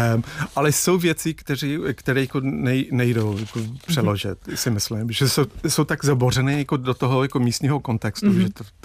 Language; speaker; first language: Czech; non-native, fluent; English